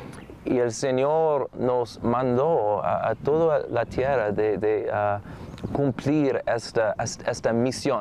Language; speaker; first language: Spanish; non-native, fluent; English